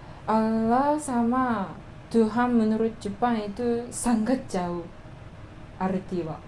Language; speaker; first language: Indonesian; non-native, learner; Japanese